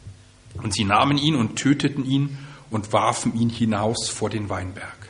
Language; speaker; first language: German; native; German